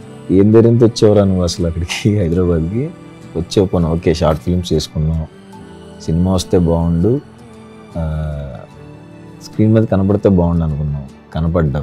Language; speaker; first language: Telugu; native; Telugu